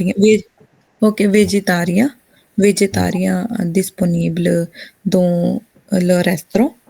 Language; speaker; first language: French; non-native, learner; Hindi